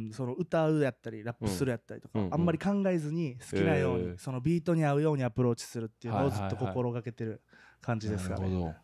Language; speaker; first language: Japanese; native; Japanese